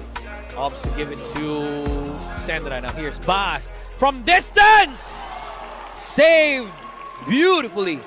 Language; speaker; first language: English; non-native, local second language; Filipino